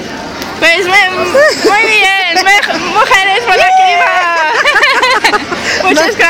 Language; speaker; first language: Spanish; non-native, learner; English